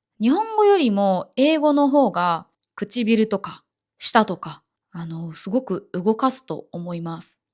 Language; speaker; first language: Japanese; native; Japanese